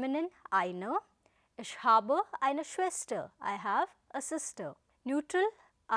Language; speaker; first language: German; non-native, fluent; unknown